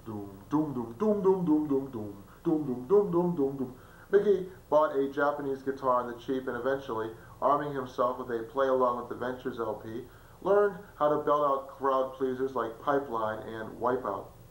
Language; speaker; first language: English; native; English